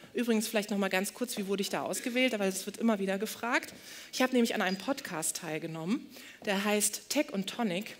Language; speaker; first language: German; early bilingual, other home language; Turkish